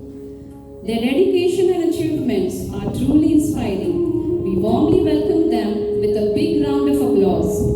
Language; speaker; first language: English; non-native, local second language; Marathi